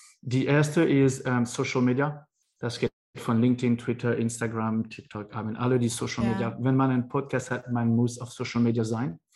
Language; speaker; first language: German; non-native, learner; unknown